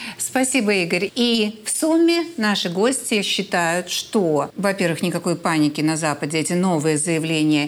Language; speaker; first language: Russian; native; Russian